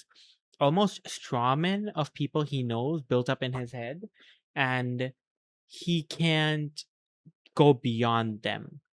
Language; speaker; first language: English; native; English